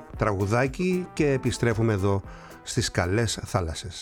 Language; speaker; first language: Greek; native; Greek